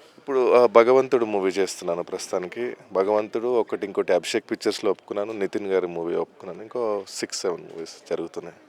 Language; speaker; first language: Telugu; native; Telugu